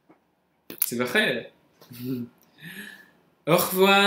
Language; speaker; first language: French; non-native, learner; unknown